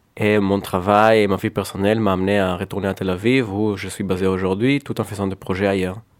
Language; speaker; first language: French; non-native, fluent; Hebrew